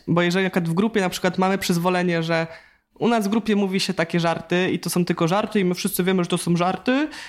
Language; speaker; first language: Polish; native; Polish